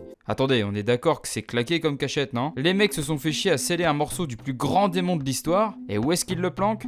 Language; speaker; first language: French; native; French